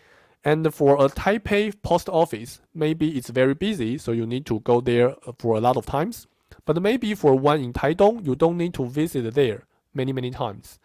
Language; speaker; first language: English; non-native, fluent; Chinese